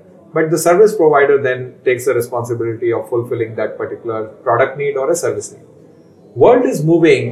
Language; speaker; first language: English; non-native, local second language; Hindi